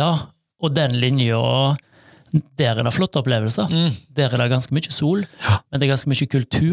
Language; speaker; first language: Norwegian; native; Norwegian